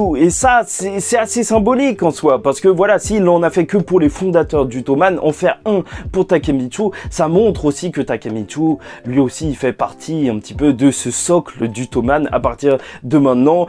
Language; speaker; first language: French; native; French